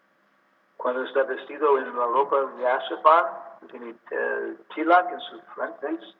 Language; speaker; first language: Spanish; non-native, learner; English